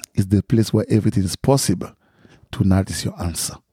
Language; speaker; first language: English; non-native, local second language; French